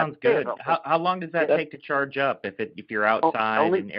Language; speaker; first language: English; native; English